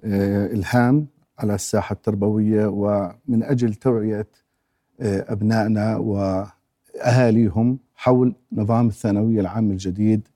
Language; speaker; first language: Arabic; native; Arabic